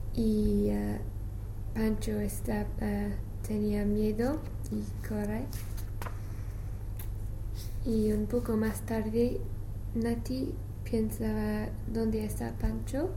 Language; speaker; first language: Spanish; non-native, learner; English